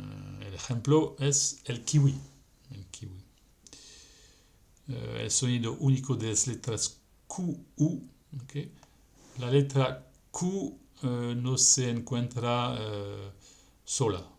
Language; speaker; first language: Spanish; non-native, fluent; French